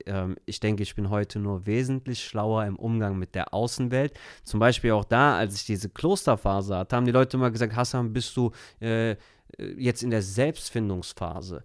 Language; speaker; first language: German; early bilingual, other home language; Turkish